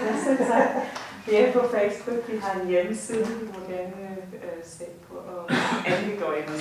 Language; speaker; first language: Danish; non-native, fluent; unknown